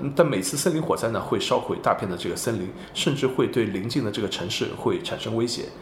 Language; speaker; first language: Chinese; non-native, local second language; Wu Chinese